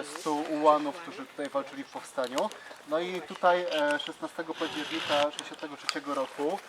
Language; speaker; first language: Polish; native; Polish